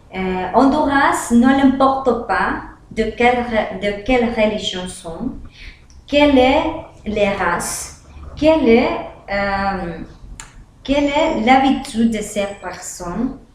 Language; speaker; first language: French; non-native, learner; Spanish